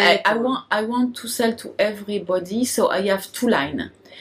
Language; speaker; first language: English; non-native, learner; French